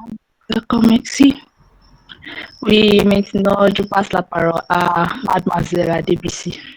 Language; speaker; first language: French; non-native, learner; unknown